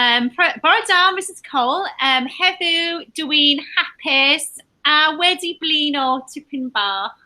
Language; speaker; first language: Welsh; non-native, learner; English